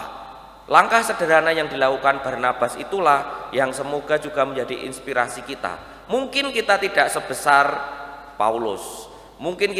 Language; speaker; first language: Indonesian; non-native, local second language; Javanese